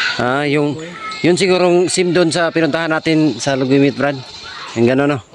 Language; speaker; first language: Filipino; non-native, local second language; Cebuano